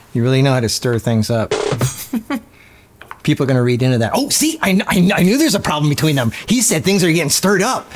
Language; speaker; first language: English; native; English